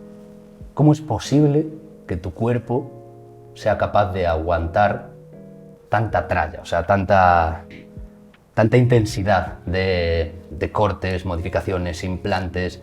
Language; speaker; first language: Spanish; native; Spanish